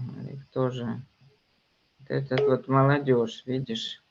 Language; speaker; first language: Russian; native; Russian